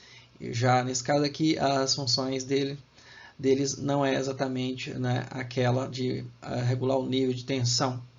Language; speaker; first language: Portuguese; native; Portuguese